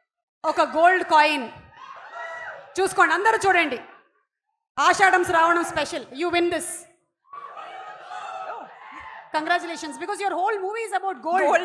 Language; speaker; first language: Telugu; native; Telugu